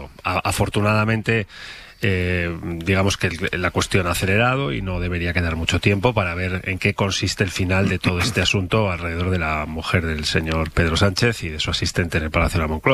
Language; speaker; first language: Spanish; native; Spanish